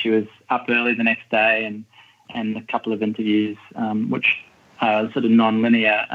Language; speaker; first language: English; native; English